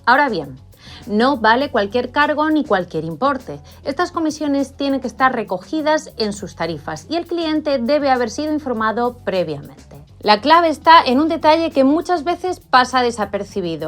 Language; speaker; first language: Spanish; native; Spanish